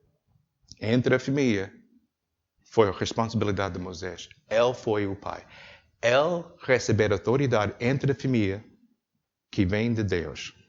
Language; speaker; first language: Portuguese; non-native, learner; English